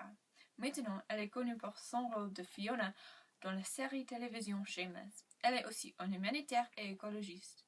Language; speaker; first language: French; non-native, learner; English